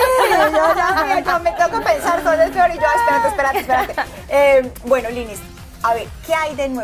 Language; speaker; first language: Spanish; native; Spanish